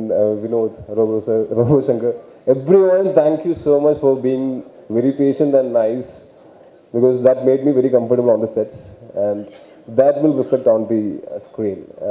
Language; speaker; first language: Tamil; non-native, learner; Malayalam